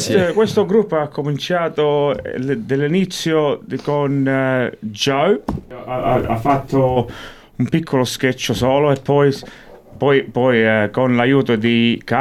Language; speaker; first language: Italian; early bilingual, heritage; English